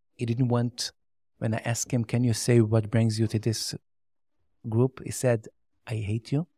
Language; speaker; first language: English; non-native, learner; Yiddish